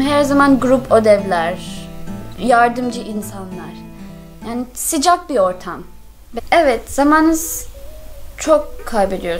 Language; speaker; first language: Turkish; non-native, learner; English